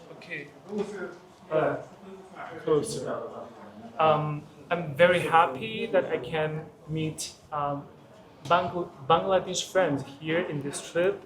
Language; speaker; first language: English; non-native, fluent; Chinese